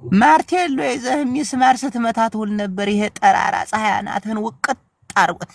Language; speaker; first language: Amharic; native; Amharic